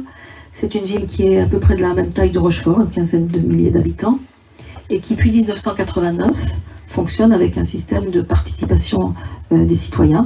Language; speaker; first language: French; native; French